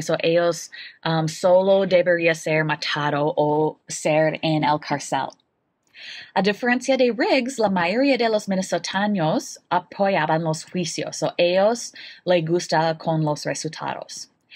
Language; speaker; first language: Spanish; non-native, learner; English